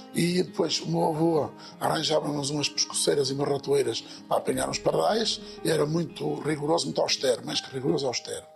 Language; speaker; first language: Portuguese; native; Portuguese